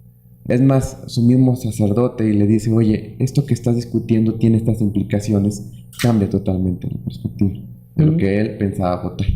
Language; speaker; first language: Spanish; native; Spanish